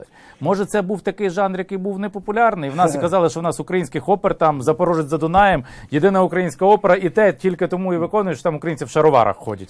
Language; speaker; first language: Ukrainian; native; Ukrainian